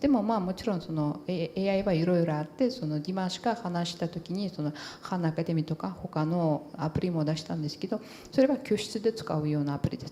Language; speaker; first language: Japanese; non-native, fluent; Portuguese